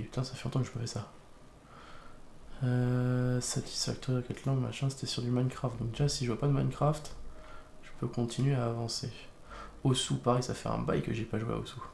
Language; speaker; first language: French; native; French